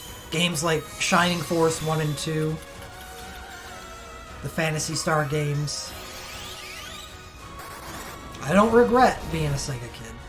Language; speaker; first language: English; native; English